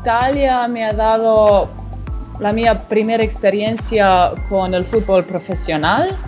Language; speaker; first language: Spanish; non-native, learner; Slovenian